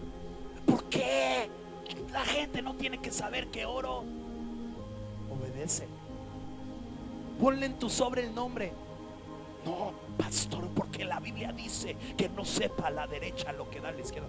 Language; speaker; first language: Spanish; native; Spanish